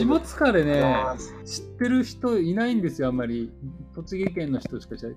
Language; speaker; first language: Japanese; native; Japanese